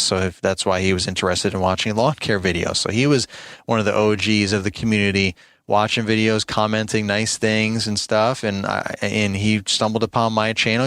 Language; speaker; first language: English; native; English